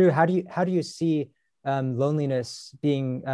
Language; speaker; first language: English; native; English